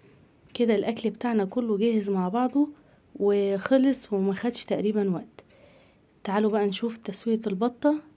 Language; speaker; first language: Arabic; native; Arabic